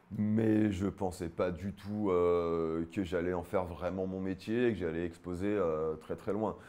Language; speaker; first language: French; native; French